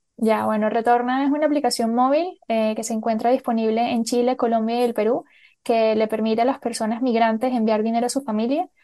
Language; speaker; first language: Spanish; native; Spanish